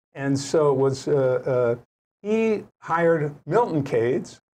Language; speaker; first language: English; native; English